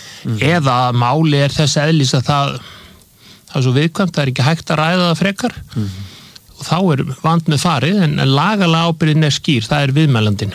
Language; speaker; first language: Icelandic; native; Icelandic